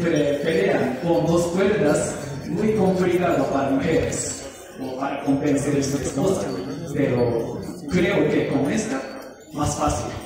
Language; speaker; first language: Spanish; non-native, learner; Japanese